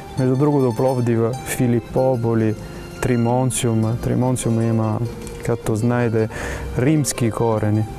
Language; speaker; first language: Bulgarian; non-native, fluent; Italian